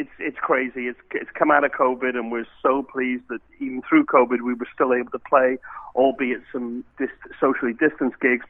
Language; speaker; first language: English; native; English